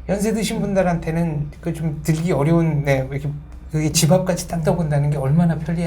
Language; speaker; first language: Korean; native; Korean